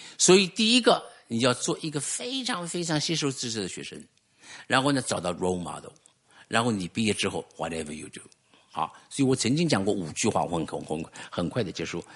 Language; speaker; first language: Chinese; native; Chinese